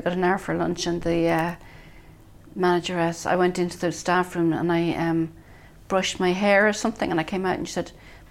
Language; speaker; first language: English; native; English